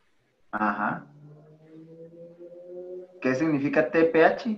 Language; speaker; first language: Spanish; native; Spanish